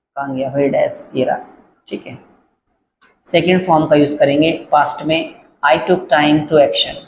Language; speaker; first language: Hindi; native; Hindi